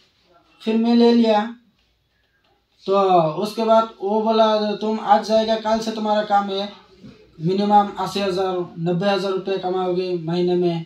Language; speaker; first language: Hindi; non-native, local second language; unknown